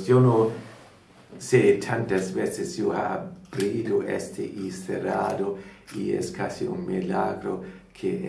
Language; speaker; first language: Spanish; non-native, learner; German